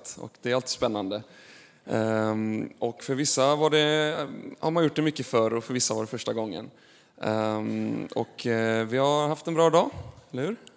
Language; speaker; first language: Swedish; native; Swedish